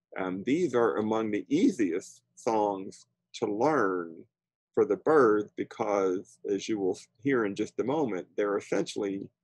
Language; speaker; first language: English; native; English